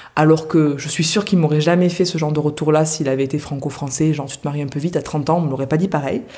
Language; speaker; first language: French; native; French